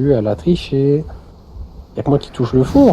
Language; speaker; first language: French; native; French